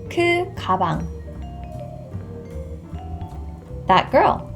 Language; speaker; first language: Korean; non-native, fluent; English